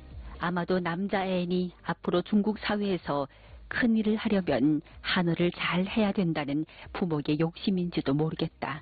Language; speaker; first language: Korean; native; Korean